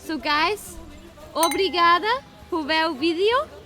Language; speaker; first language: Portuguese; non-native, learner; Danish